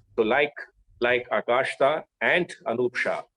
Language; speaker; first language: English; non-native, local second language; Hindi